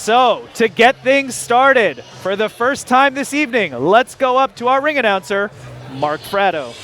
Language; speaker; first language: English; native; English